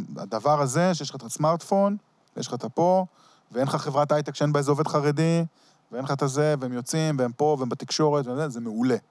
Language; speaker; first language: Hebrew; early bilingual, heritage; Hebrew